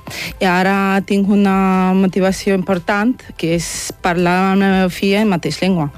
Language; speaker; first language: Catalan; non-native, learner; Russian